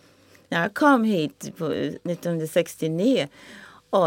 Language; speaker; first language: Swedish; non-native, fluent; English